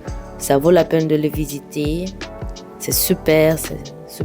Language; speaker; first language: French; non-native, fluent; Portuguese